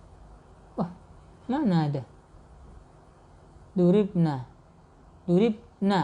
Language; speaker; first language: Arabic; non-native, fluent; Indonesian